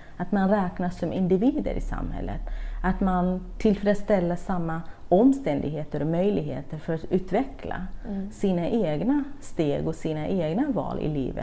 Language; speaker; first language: Swedish; non-native, fluent; Kurdish